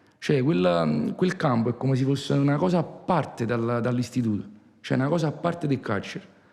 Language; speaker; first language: Italian; native; Italian